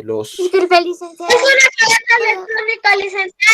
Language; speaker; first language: Spanish; native; Spanish